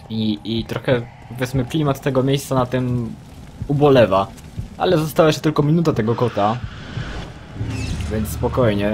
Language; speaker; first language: Polish; native; Polish